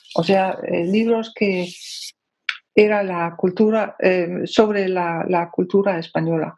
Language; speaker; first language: Spanish; non-native, fluent; Danish